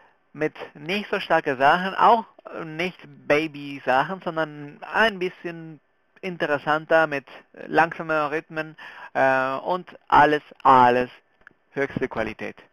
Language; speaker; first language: German; non-native, fluent; Spanish